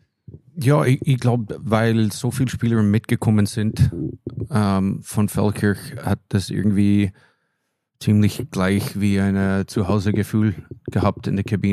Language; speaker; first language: German; non-native, fluent; English